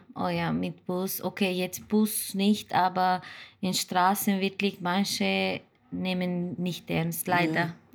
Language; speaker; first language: German; non-native, learner; Turkish